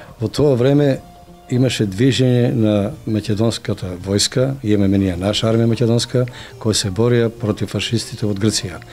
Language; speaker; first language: Macedonian; native; Macedonian